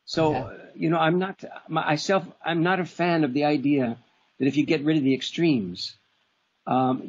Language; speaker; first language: English; native; English